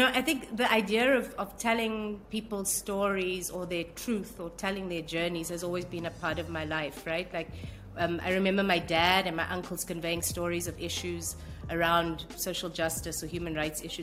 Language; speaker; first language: English; native; English